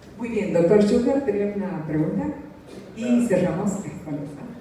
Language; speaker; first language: Spanish; native; Spanish